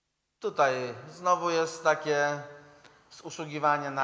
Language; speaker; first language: Polish; native; Polish